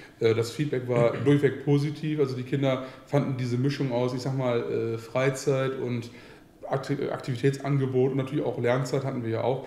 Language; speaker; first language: German; native; German